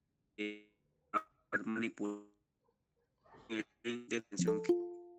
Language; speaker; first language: Spanish; native; Spanish